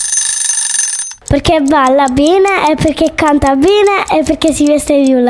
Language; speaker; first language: Italian; native; Italian